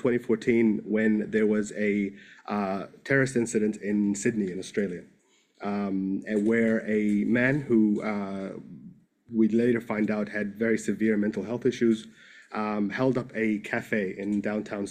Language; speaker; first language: English; native; English